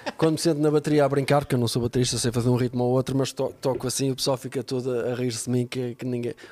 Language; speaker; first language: Portuguese; native; Portuguese